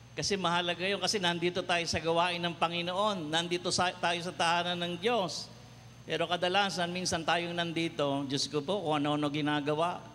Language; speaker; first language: Filipino; non-native, local second language; Cebuano